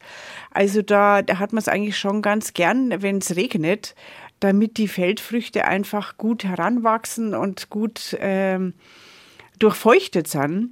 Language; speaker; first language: German; native; German